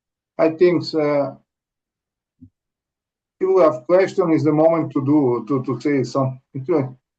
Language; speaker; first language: English; non-native, learner; Italian